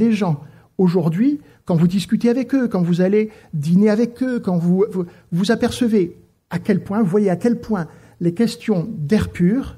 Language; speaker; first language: French; native; French